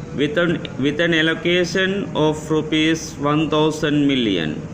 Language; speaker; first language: English; non-native, local second language; Tamil